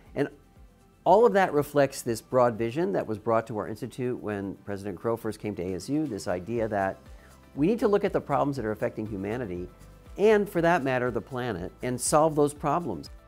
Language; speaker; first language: English; native; English